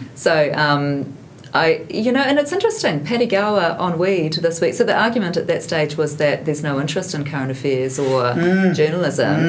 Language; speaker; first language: English; native; English